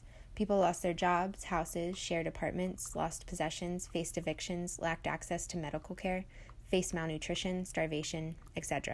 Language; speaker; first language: English; native; English